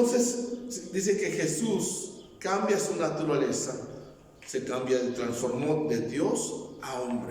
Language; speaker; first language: Spanish; native; Spanish